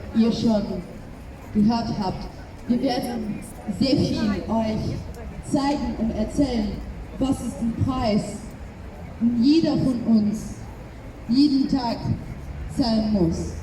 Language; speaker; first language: German; non-native, fluent; Ukrainian